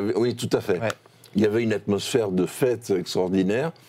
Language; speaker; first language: French; native; French